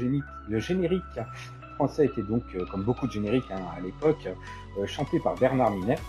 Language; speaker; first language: French; native; French